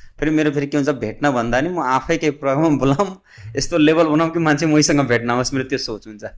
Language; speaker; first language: Nepali; non-native, local second language; Bhojpuri